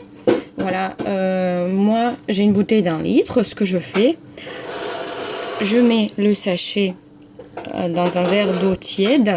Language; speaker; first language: French; non-native, fluent; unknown